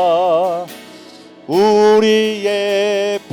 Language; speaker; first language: Korean; native; Korean